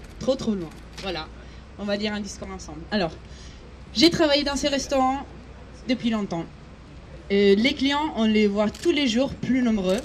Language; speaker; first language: French; non-native, fluent; Italian